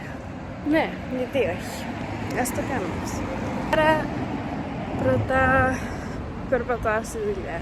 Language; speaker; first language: Greek; early bilingual, heritage; Greek